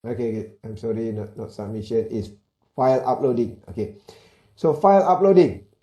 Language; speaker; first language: English; non-native, local second language; Malay